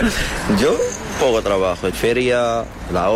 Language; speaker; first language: Spanish; non-native, learner; Arabic